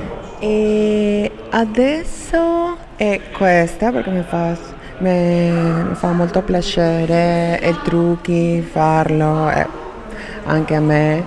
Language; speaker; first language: Italian; non-native, fluent; Spanish